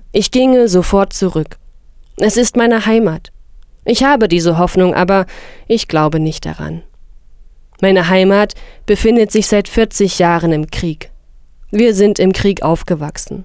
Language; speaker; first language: German; non-native, fluent; Persian